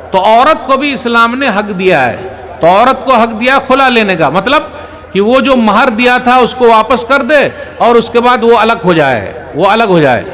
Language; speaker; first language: Hindi; native; Hindi